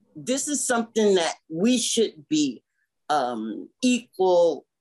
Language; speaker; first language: English; native; English